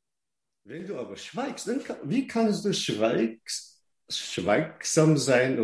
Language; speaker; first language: German; non-native, fluent; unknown